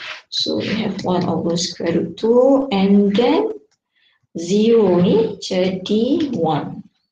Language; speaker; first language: English; non-native, local second language; Malay